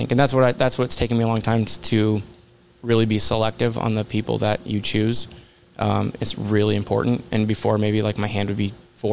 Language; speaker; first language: English; native; English